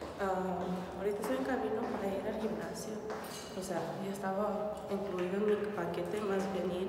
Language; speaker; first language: Spanish; early bilingual, heritage; Spanish